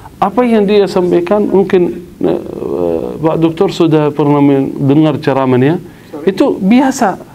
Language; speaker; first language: Malay; non-native, fluent; Arabic